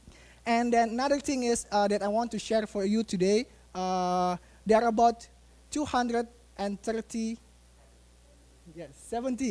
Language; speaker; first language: English; non-native, fluent; Indonesian